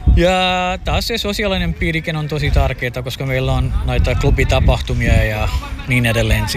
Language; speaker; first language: Finnish; non-native, fluent; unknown